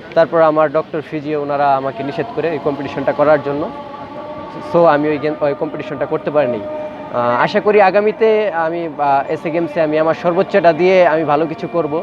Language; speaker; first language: Bangla; native; Bangla